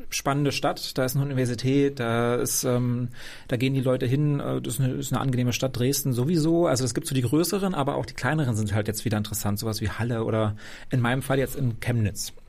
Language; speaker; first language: German; native; German